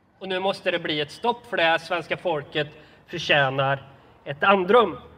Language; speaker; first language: Swedish; native; Swedish